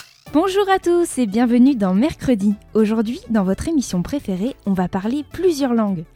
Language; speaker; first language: French; native; French